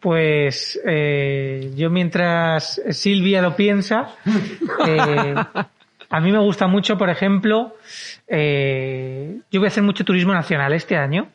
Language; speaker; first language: Spanish; native; Spanish